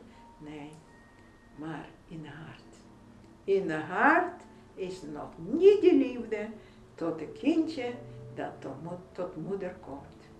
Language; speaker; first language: Dutch; non-native, fluent; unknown